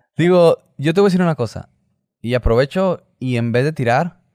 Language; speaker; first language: Spanish; native; Spanish